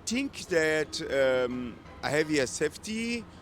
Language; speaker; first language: English; non-native, learner; Portuguese